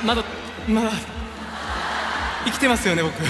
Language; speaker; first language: Japanese; non-native, fluent; Korean